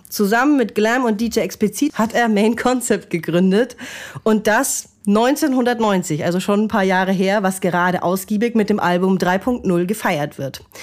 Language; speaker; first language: German; native; German